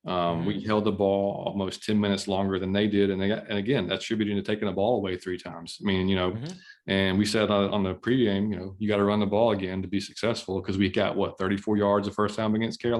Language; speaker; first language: English; native; English